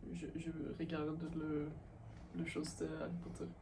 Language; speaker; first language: French; non-native, learner; Swedish